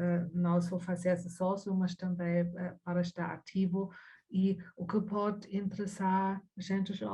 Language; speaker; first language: Portuguese; non-native, fluent; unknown